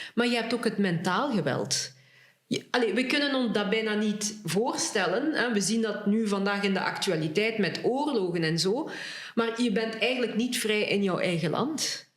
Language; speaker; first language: Dutch; early bilingual, other home language; Lingala